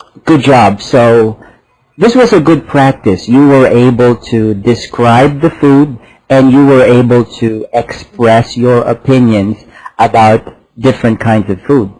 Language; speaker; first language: English; non-native, fluent; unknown